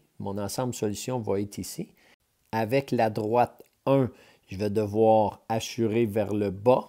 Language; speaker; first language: French; native; French